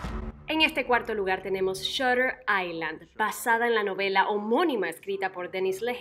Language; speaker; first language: Spanish; native; Spanish